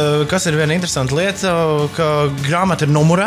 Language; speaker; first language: Latvian; native; Latvian